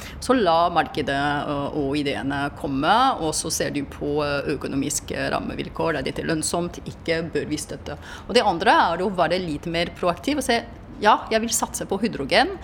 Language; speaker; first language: Norwegian; non-native, fluent; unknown